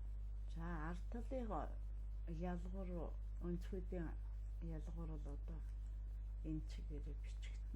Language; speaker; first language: Mongolian; native; Mongolian